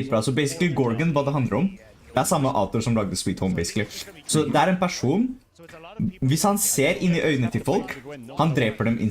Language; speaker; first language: Norwegian; native; Norwegian